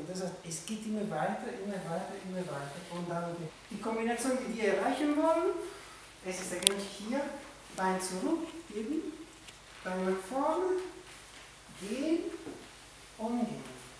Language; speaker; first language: German; non-native, fluent; Italian